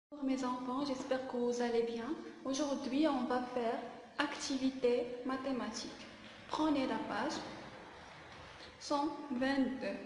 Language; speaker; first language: French; non-native, local second language; Arabic